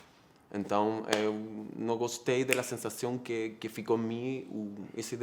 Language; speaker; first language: Portuguese; non-native, fluent; Spanish